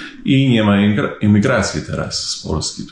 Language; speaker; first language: Polish; early bilingual, heritage; Polish